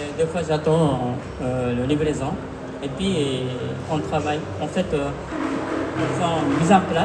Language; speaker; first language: French; non-native, fluent; Japanese